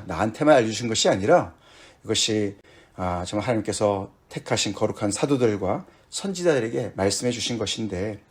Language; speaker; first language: Korean; native; Korean